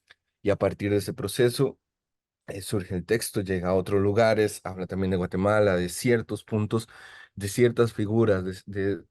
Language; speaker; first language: Spanish; native; Spanish